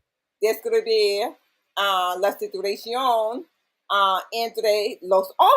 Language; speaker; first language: Spanish; non-native, learner; English